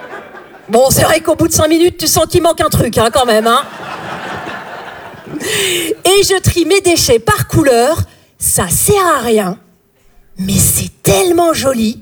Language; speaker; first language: French; native; French